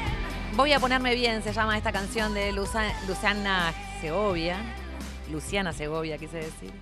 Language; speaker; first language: Spanish; native; Spanish